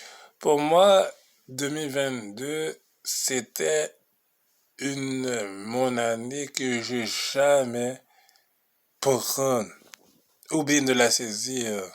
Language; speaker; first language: French; non-native, local second language; Haitian Creole